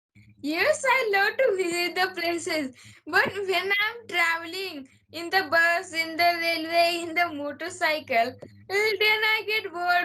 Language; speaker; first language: English; non-native, learner; Marathi